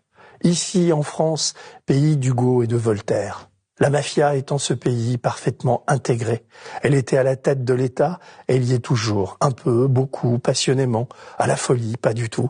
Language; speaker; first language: French; native; French